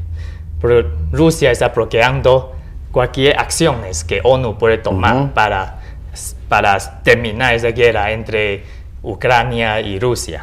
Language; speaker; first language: Spanish; non-native, learner; Chinese